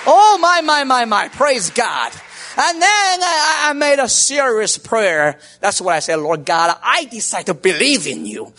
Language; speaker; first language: English; non-native, learner; Chinese